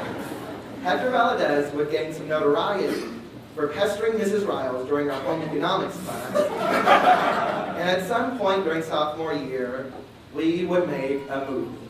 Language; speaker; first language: English; native; English